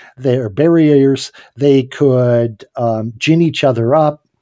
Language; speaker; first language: English; native; English